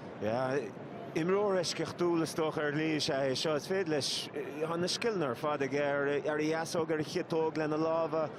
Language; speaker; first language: Irish; native; Irish